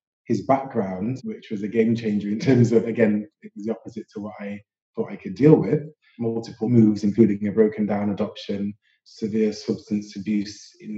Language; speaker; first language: English; native; English